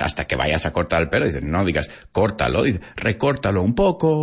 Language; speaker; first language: Spanish; non-native, fluent; English